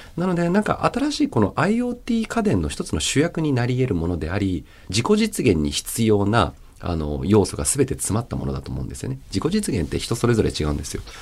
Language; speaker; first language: Japanese; early bilingual, other home language; Chinese